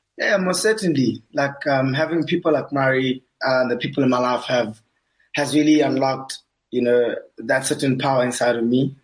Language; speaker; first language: English; non-native, local second language; Southern Sotho